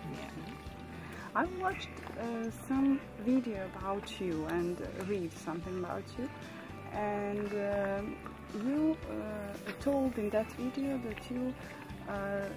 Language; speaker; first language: English; non-native, learner; Serbian